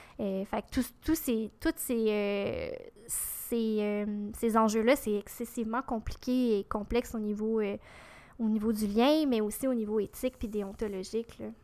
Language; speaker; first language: French; native; French